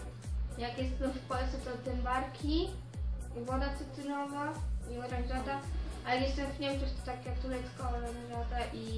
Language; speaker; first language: Polish; early bilingual, heritage; Polish